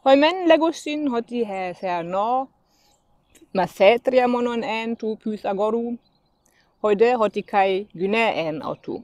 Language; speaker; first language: Greek; non-native, fluent; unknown